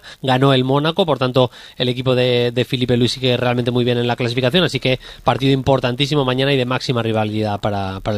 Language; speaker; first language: Spanish; native; Spanish